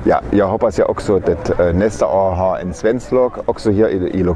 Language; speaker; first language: Swedish; non-native, learner; German